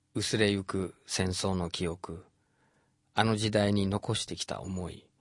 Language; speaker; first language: Japanese; non-native, fluent; English